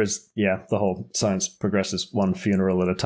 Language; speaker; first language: English; native; English